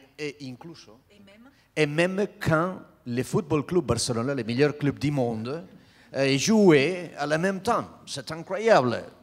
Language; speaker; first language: French; non-native, learner; Spanish